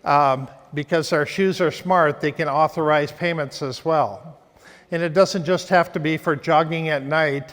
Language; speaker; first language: English; native; English